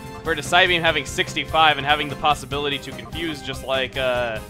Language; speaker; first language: English; native; English